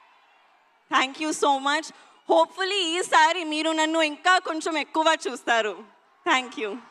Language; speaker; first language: Telugu; non-native, local second language; Hindi